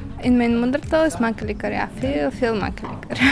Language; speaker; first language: Dutch; non-native, fluent; Bulgarian